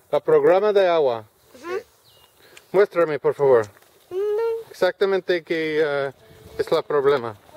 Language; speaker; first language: Spanish; non-native, learner; English